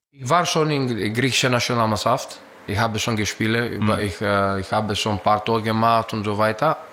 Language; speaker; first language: German; non-native, learner; Greek